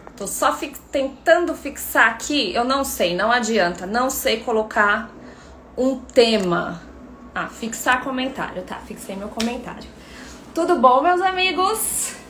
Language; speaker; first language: Portuguese; native; Portuguese